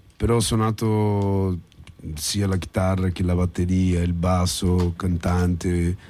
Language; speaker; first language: Italian; non-native, fluent; Portuguese